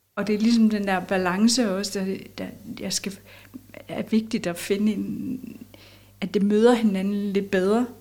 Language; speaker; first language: Danish; native; Danish